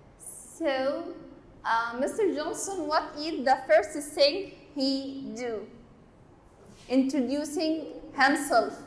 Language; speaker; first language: English; non-native, learner; Arabic